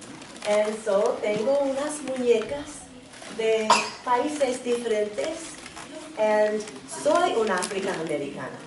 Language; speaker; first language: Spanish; non-native, learner; English